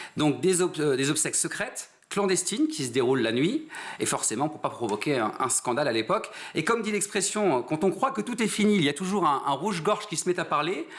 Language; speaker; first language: French; native; French